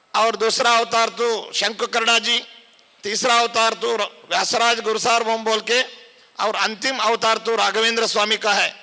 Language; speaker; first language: Hindi; non-native, local second language; Kannada